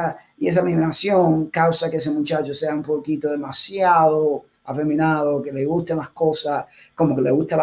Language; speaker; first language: Spanish; early bilingual, heritage; Spanish